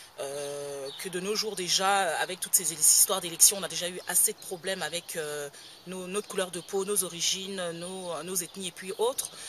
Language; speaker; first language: French; native; French